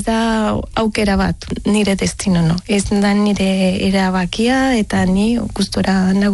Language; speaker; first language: Basque; non-native, learner; Spanish